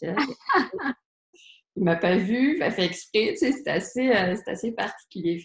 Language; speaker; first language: French; native; French